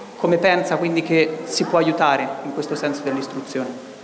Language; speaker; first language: Italian; non-native, fluent; Malagasy